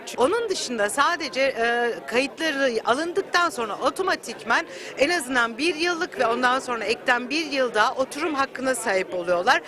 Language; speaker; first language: Turkish; early bilingual, other home language; Kurdish